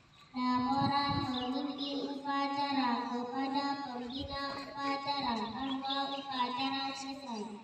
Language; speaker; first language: Indonesian; native; Indonesian